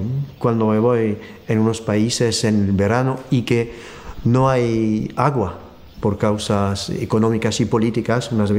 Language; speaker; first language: Spanish; non-native, fluent; French